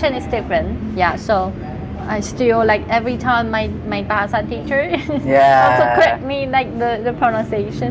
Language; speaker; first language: English; non-native, fluent; Chinese